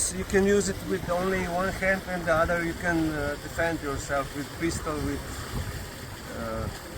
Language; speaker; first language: English; non-native, learner; Slovenian